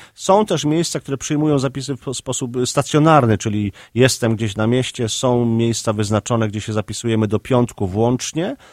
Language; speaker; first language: Polish; native; Polish